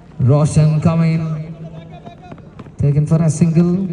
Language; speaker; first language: English; non-native, local second language; Malayalam